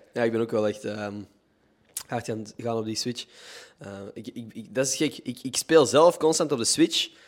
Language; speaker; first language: Dutch; native; Dutch